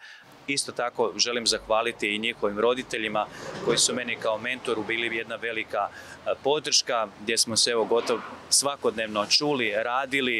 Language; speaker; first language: Croatian; native; Croatian